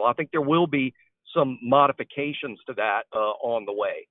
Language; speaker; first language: English; native; English